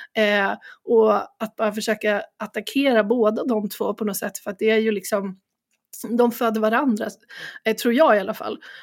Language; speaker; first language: Swedish; native; Swedish